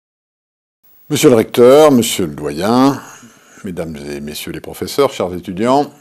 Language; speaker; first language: French; native; French